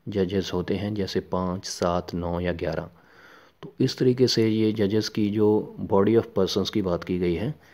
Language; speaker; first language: Hindi; non-native, local second language; Punjabi